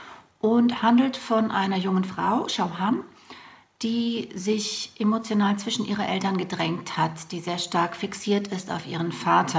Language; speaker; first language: German; native; German